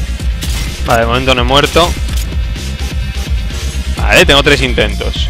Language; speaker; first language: Spanish; native; Spanish